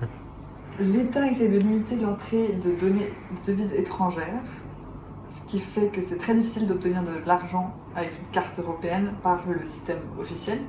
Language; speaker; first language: French; native; French